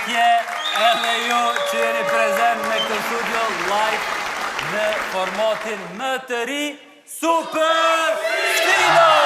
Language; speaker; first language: Albanian; native; Albanian